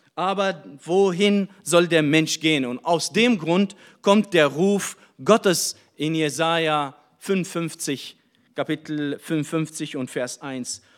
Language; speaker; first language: German; non-native, fluent; Arabic